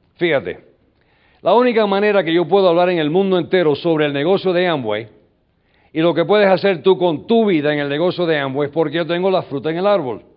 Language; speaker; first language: Spanish; early bilingual, heritage; English